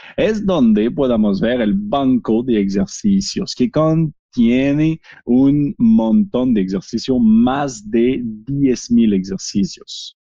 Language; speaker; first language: Spanish; non-native, learner; French